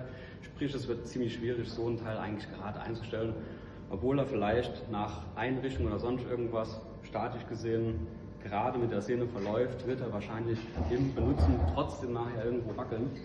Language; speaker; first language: German; native; German